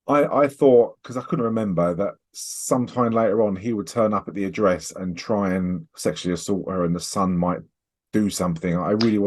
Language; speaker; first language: English; native; English